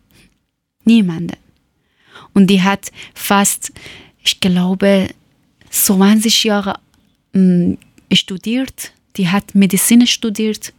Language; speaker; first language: German; non-native, learner; Persian